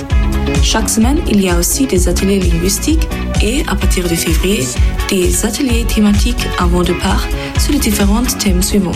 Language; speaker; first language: French; non-native, fluent; German